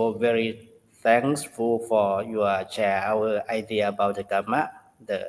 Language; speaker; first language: English; non-native, learner; Thai